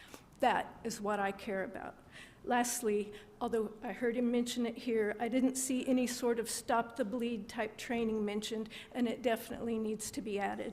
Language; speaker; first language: English; native; English